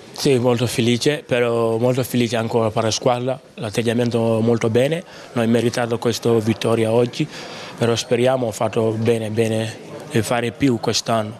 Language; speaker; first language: Italian; non-native, learner; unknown